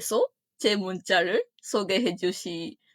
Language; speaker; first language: Korean; non-native, fluent; Japanese